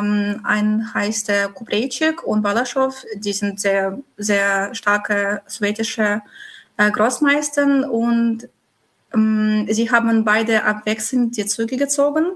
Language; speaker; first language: German; non-native, fluent; Russian